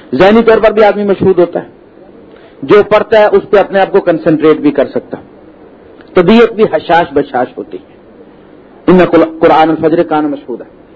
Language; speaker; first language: Urdu; non-native, local second language; Punjabi